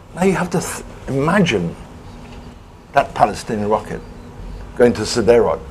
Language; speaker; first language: English; native; English